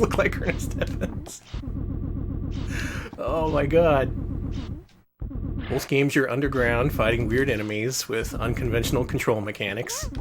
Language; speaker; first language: English; native; English